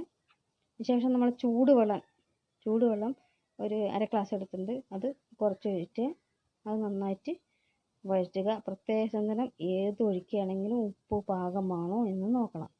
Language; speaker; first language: Malayalam; native; Malayalam